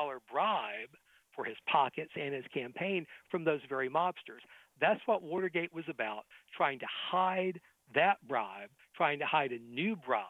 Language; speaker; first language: English; native; English